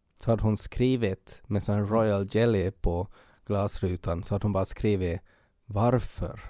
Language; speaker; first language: Swedish; native; Swedish